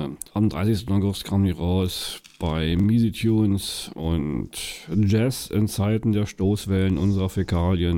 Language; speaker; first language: German; native; German